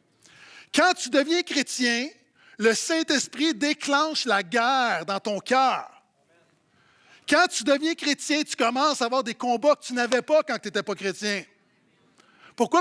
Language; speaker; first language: French; native; French